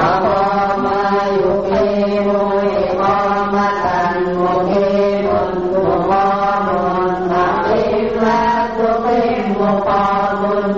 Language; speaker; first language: Arabic; non-native, learner; Indonesian